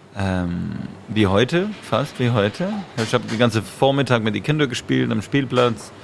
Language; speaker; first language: German; non-native, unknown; French